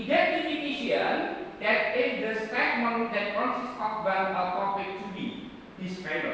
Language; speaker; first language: English; non-native, learner; Indonesian